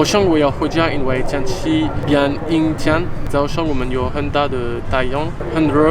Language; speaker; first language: Chinese; non-native, learner; French